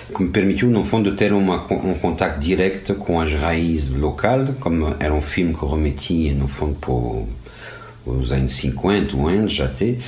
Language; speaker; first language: Portuguese; non-native, fluent; French